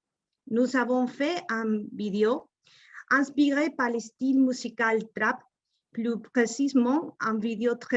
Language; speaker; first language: French; non-native, fluent; Spanish